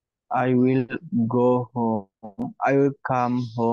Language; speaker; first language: English; non-native, learner; Bangla